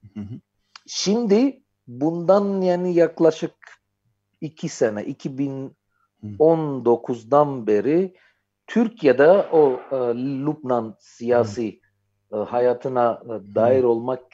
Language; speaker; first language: Turkish; non-native, fluent; Armenian